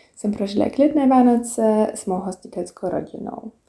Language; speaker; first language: Czech; non-native, learner; German